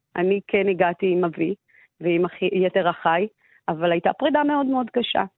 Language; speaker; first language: Hebrew; early bilingual, other home language; Amharic